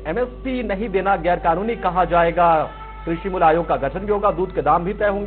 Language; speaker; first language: Hindi; native; Hindi